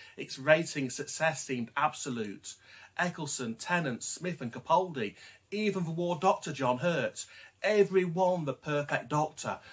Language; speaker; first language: English; native; English